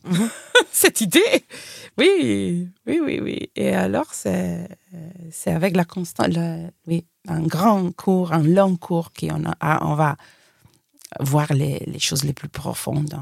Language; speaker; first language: French; non-native, fluent; Italian